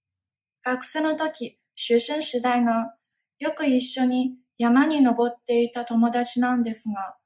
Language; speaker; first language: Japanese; non-native, fluent; Chinese